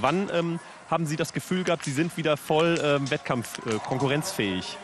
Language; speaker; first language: German; native; German